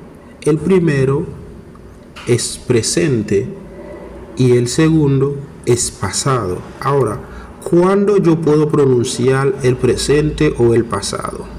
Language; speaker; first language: Spanish; non-native, fluent; Haitian Creole